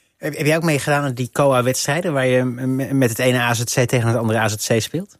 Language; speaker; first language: Dutch; native; Dutch